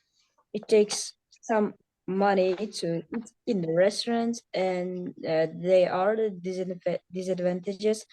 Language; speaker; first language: English; non-native, learner; Uzbek